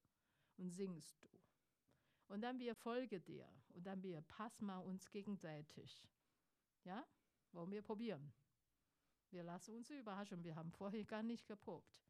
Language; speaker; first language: German; non-native, fluent; Chinese